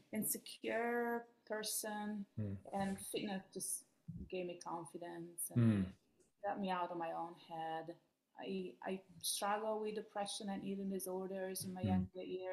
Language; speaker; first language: English; non-native, fluent; Italian